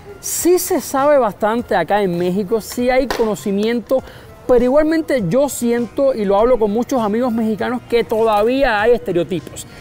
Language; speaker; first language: Spanish; native; Spanish